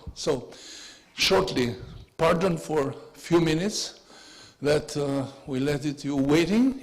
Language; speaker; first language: English; non-native, learner; Albanian